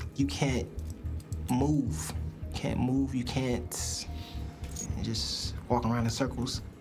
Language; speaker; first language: English; native; English